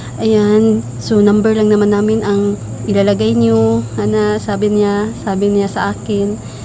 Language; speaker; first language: Filipino; non-native, local second language; Cebuano